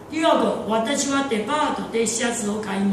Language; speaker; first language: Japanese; non-native, fluent; Chinese